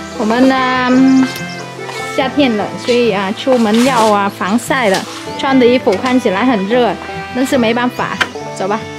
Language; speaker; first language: Chinese; non-native, fluent; Vietnamese